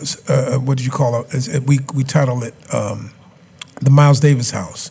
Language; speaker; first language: English; native; English